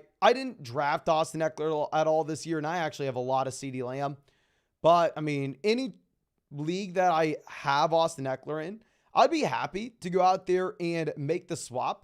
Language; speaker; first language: English; native; English